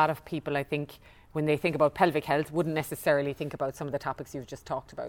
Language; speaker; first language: English; native; English